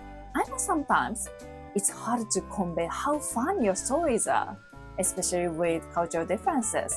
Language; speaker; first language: English; non-native, fluent; Japanese